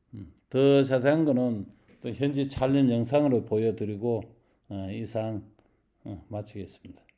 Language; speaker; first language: Korean; native; Korean